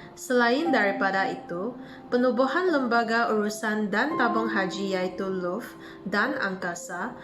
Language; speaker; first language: Malay; non-native, local second language; Chinese